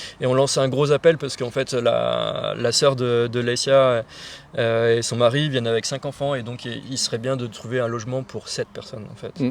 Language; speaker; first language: French; native; French